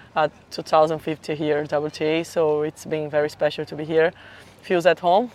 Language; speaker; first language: English; non-native, fluent; Portuguese